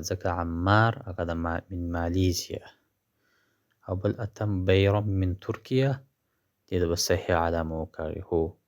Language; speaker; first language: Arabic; non-native, fluent; Pashto